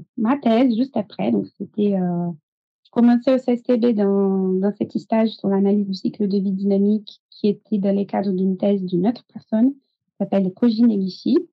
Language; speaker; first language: French; non-native, fluent; Portuguese